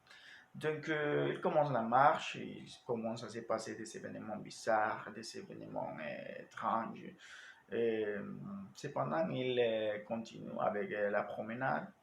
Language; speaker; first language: French; non-native, learner; Spanish